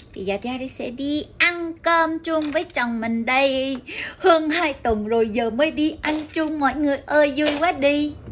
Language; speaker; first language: Vietnamese; early bilingual, heritage; Korean